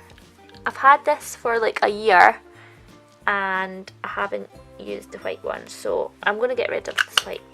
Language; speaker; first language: English; native; English